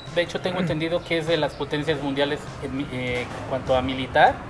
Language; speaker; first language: Spanish; native; Spanish